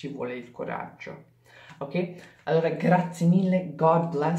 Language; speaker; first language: Italian; non-native, fluent; English